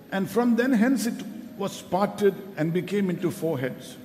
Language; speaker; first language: English; non-native, local second language; Malayalam